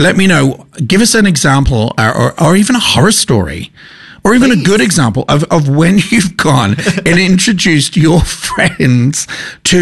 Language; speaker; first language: English; native; English